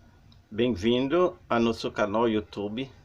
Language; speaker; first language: Portuguese; non-native, learner; Haitian Creole